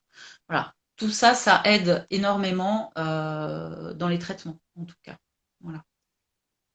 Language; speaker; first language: French; native; French